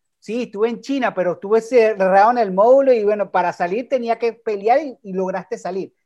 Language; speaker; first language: Spanish; native; Spanish